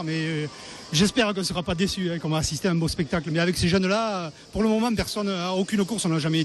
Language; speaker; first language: French; native; French